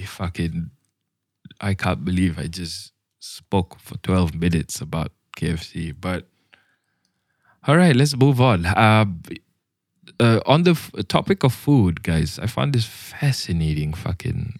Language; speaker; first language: English; non-native, local second language; Malay